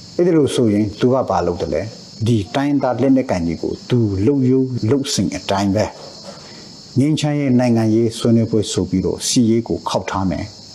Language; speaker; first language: Burmese; non-native, local second language; Hakha Chin